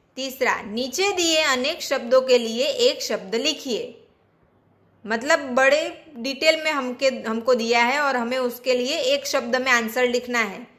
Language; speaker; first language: Hindi; non-native, local second language; Gujarati